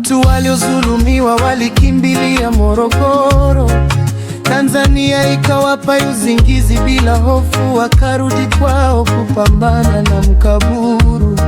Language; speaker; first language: Swahili; native; Swahili